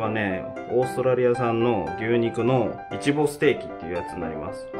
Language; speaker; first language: Japanese; native; Japanese